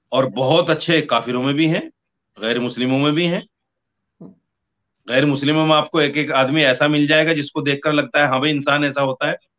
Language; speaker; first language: Hindi; native; Hindi